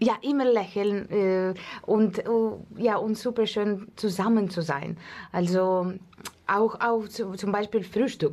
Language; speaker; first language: German; non-native, learner; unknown